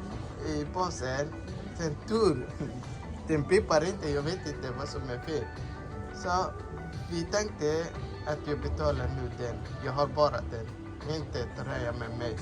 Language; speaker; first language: Swedish; non-native, learner; Somali